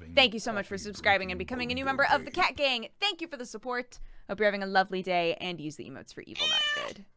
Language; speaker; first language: English; native; English